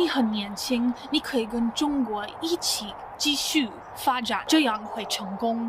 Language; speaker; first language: Chinese; non-native, learner; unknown